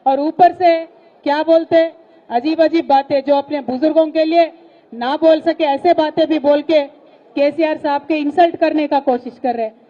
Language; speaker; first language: Hindi; non-native, local second language; Telugu